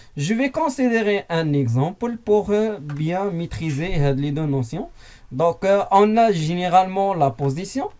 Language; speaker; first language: French; non-native, local second language; Arabic